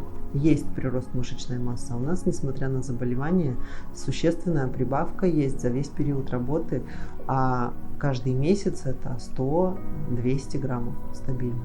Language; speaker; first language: Russian; native; Russian